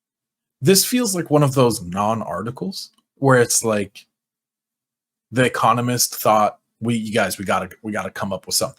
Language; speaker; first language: English; native; English